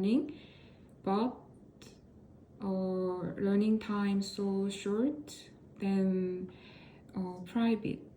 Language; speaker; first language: English; non-native, learner; Korean